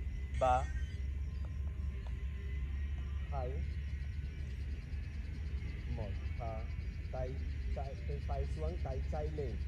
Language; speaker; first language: Vietnamese; non-native, learner; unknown